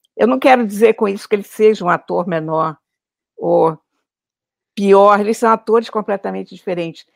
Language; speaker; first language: Portuguese; native; Portuguese